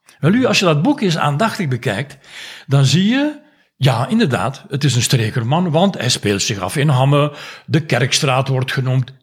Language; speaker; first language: Dutch; native; Dutch